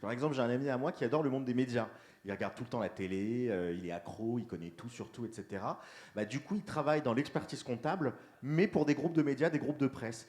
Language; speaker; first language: French; native; French